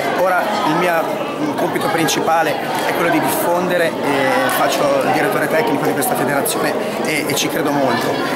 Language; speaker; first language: Italian; native; Italian